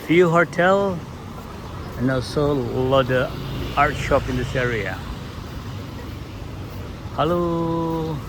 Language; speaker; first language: English; non-native, learner; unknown